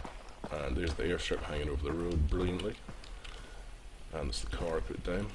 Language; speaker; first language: English; native; English